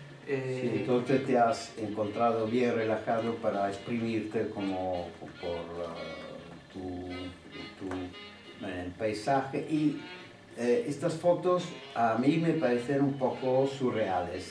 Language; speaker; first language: Spanish; non-native, fluent; Italian